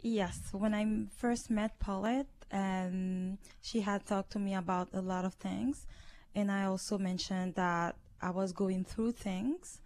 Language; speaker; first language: English; non-native, learner; Haitian Creole